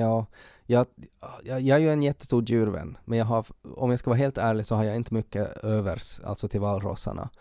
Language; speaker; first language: Swedish; native; Swedish